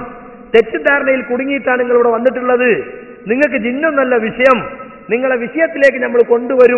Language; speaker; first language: Malayalam; native; Malayalam